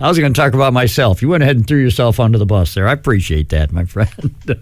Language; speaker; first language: English; native; English